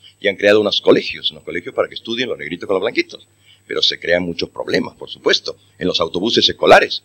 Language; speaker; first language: Spanish; native; Spanish